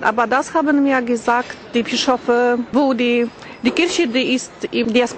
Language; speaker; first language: German; non-native, learner; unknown